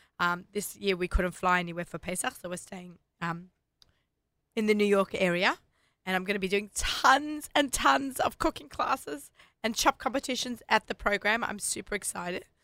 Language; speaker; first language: English; native; English